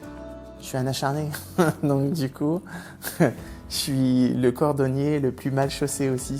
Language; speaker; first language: French; native; French